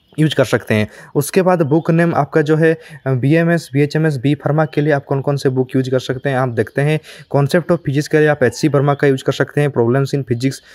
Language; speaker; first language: Hindi; non-native, local second language; Odia